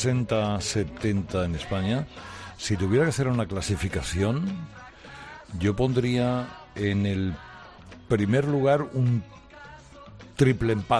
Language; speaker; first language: Spanish; native; Spanish